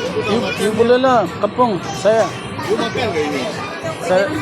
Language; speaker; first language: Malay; non-native, learner; Bangla